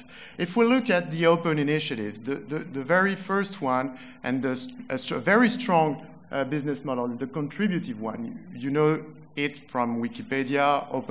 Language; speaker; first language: English; non-native, fluent; French